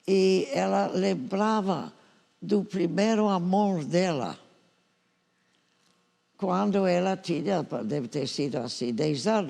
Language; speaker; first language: Portuguese; non-native, fluent; English